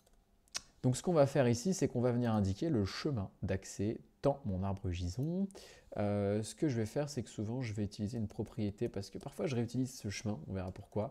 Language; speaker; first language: French; native; French